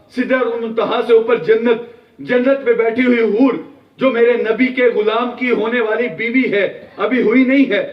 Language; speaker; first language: Urdu; non-native, local second language; Punjabi